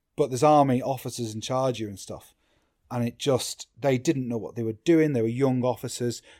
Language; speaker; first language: English; native; English